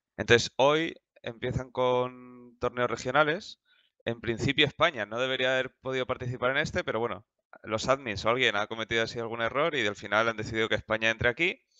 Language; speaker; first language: Spanish; native; Spanish